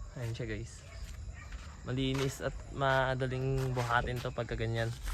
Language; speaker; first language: Filipino; native; Filipino